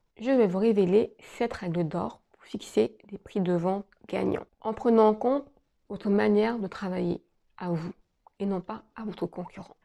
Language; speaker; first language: French; native; French